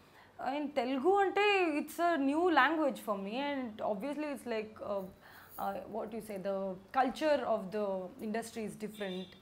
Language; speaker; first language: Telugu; non-native, learner; Kannada